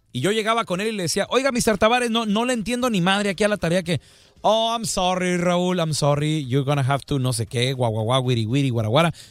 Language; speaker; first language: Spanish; native; Spanish